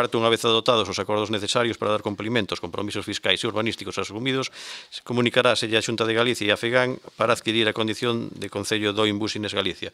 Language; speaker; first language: Galician; native; Galician